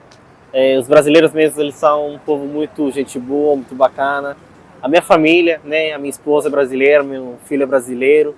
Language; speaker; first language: Portuguese; non-native, fluent; Spanish